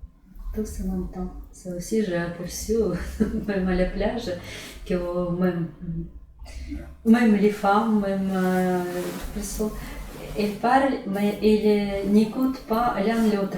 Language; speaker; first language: French; non-native, learner; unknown